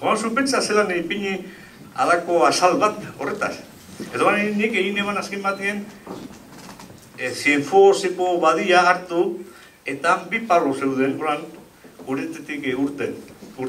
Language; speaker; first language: Basque; native; Basque